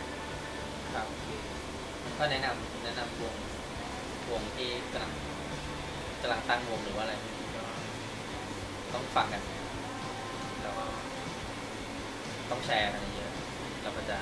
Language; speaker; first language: Thai; native; Thai